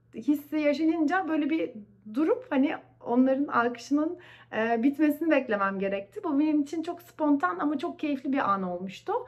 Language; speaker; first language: Turkish; native; Turkish